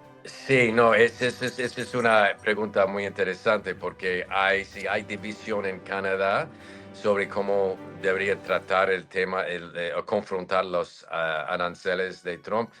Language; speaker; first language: Spanish; non-native, fluent; English